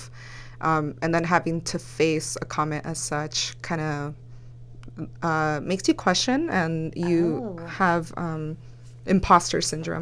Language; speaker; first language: English; early bilingual, other home language; Spanish